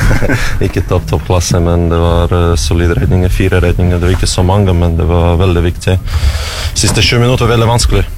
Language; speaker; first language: Norwegian; non-native, learner; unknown